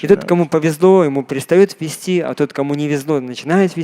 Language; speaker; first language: Russian; native; Russian